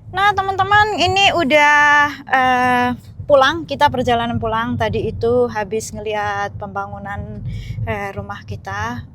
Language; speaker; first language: Indonesian; native; Indonesian